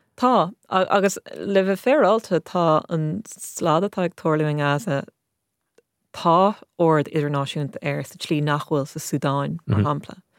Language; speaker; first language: Irish; non-native, local second language; English